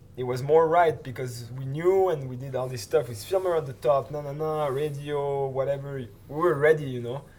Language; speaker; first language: English; non-native, fluent; French